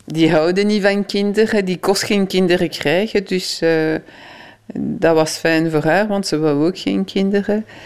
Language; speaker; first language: Dutch; non-native, local second language; French